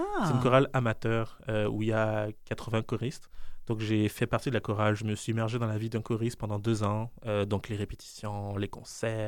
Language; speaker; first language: French; native; French